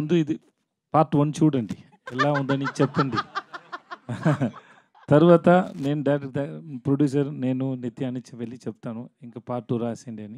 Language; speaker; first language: Telugu; non-native, learner; Tamil